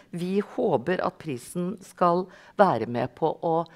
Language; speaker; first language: Norwegian; native; Norwegian